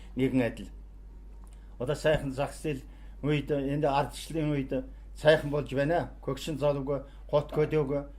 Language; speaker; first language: Mongolian; non-native, local second language; Kazakh